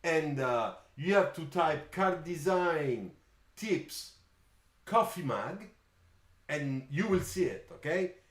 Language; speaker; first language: English; non-native, fluent; Italian